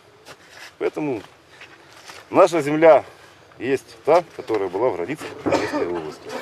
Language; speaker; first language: Russian; native; Russian